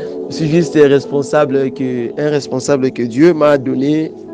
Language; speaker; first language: French; non-native, local second language; Lingala